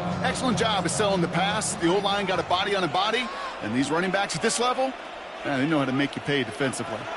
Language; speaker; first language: English; native; English